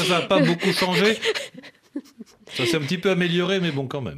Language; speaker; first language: French; native; French